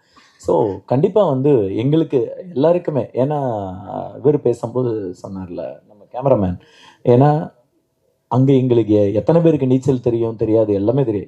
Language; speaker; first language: Tamil; native; Tamil